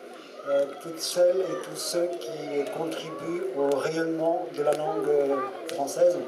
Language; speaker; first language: French; non-native, fluent; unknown